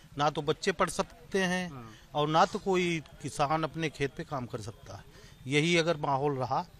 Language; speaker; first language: Hindi; native; Hindi